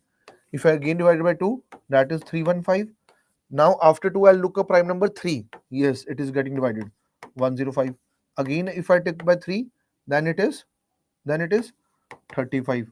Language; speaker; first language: English; non-native, local second language; Hindi